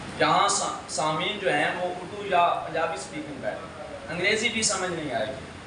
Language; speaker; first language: Urdu; non-native, local second language; Punjabi